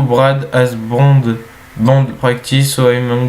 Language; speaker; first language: English; non-native, learner; French